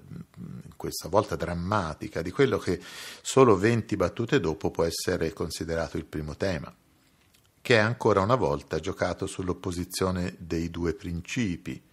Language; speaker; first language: Italian; native; Italian